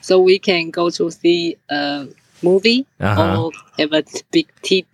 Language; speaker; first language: English; non-native, learner; Chinese